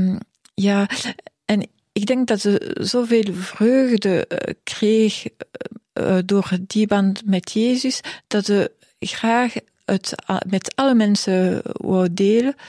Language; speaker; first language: Dutch; non-native, local second language; French